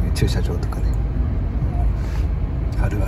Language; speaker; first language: Japanese; native; Japanese